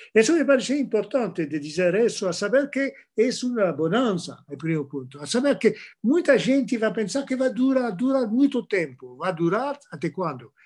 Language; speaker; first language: Portuguese; non-native, fluent; French